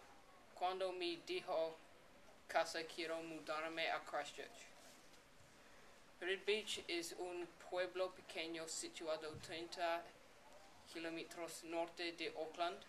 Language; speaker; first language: Spanish; non-native, learner; English